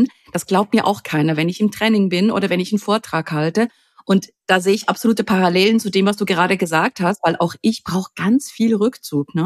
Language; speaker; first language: German; native; German